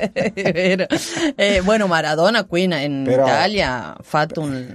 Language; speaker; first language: Italian; non-native, learner; Spanish